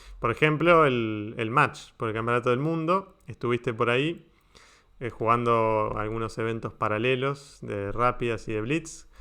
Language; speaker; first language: Spanish; native; Spanish